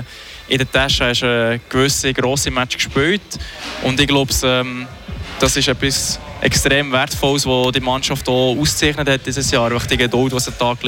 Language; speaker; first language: German; native; German